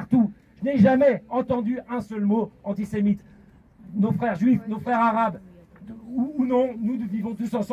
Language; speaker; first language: French; native; French